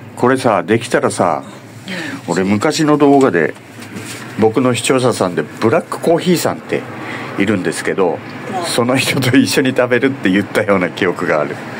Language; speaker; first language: Japanese; native; Japanese